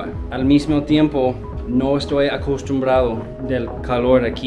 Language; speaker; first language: Spanish; non-native, learner; English